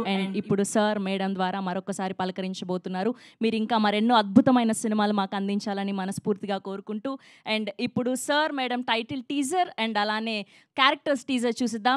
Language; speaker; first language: Telugu; native; Telugu